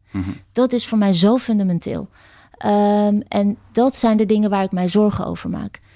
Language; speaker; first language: Dutch; early bilingual, other home language; Turkish